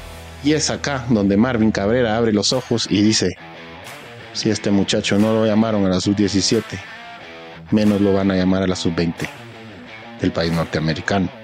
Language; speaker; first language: Spanish; native; Spanish